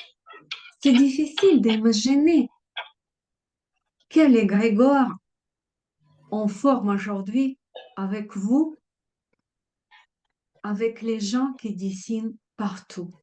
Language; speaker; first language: French; non-native, fluent; Russian